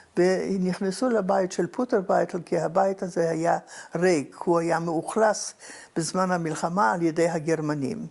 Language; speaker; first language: Hebrew; non-native, fluent; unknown